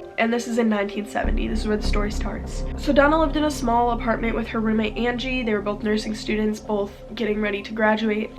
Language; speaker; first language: English; native; English